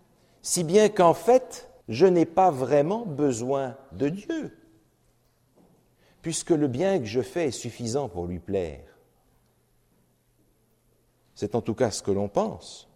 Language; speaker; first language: French; native; French